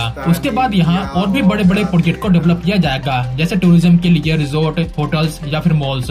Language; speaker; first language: Hindi; native; Hindi